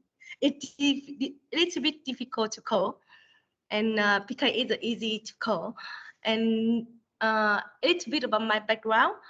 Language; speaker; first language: English; non-native, learner; Vietnamese